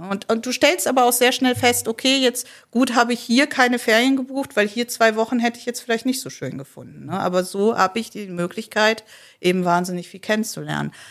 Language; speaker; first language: German; early bilingual, other home language; Polish